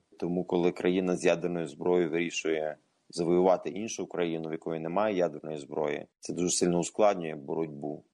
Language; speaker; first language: Ukrainian; native; Ukrainian